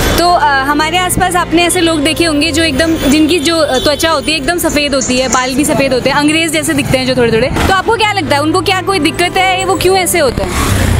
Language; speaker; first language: Hindi; native; Hindi